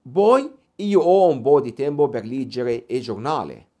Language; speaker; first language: Italian; non-native, fluent; Arabic